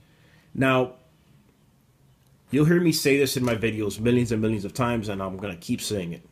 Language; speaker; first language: English; native; English